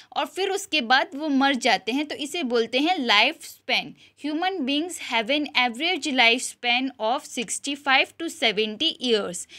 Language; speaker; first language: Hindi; non-native, local second language; Gujarati